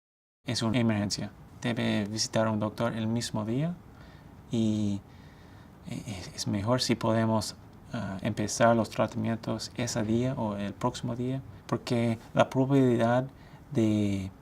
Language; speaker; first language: Spanish; non-native, fluent; English